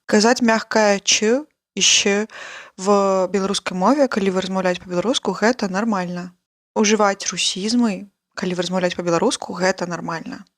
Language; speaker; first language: Belarusian; non-native, local second language; Russian